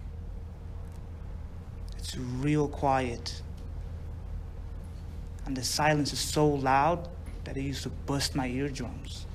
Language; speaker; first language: English; early bilingual, other home language; Persian